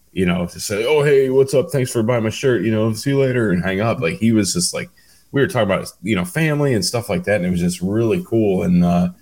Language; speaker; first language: English; native; English